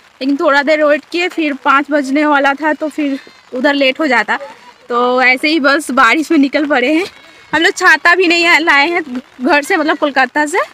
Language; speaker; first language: Hindi; non-native, local second language; Bangla